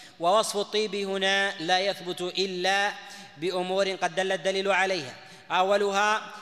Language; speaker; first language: Arabic; native; Arabic